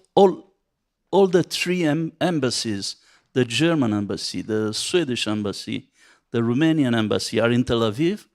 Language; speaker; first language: English; non-native, fluent; Romanian